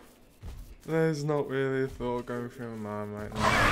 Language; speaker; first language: English; native; English